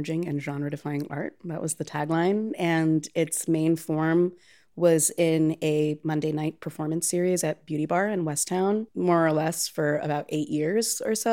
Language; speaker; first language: English; non-native, local second language; Telugu